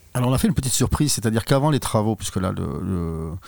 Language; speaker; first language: French; native; French